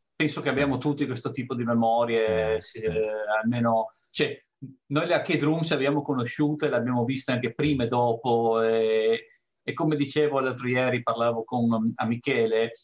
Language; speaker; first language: Italian; native; Italian